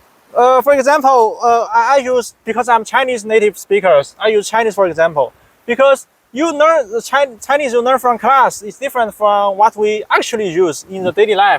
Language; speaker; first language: English; non-native, fluent; Chinese